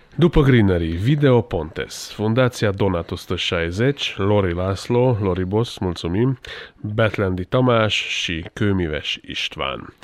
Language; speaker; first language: Romanian; non-native, local second language; Hungarian